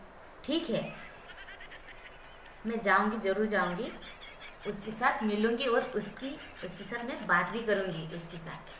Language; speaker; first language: Hindi; non-native, local second language; Santali